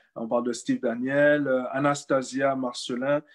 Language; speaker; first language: French; native; French